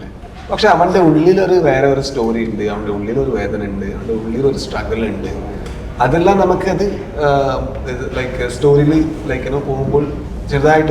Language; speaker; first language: Malayalam; non-native, learner; Kannada